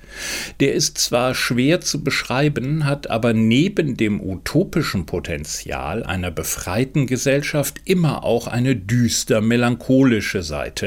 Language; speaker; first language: German; native; German